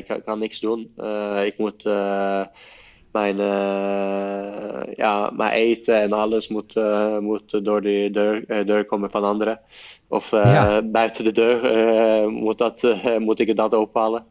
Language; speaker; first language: Dutch; non-native, fluent; Norwegian